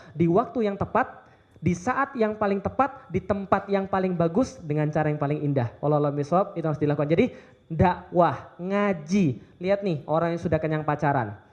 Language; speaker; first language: Indonesian; native; Indonesian